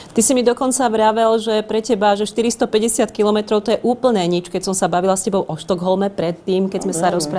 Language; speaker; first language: Slovak; native; Slovak